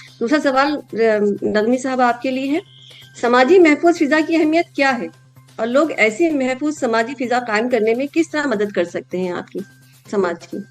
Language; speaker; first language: Urdu; native; Urdu